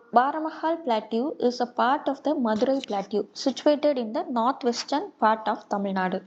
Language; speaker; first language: English; non-native, local second language; Tamil